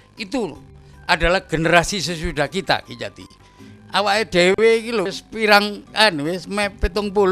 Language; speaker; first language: Indonesian; native; Indonesian